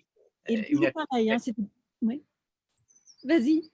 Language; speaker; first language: French; native; French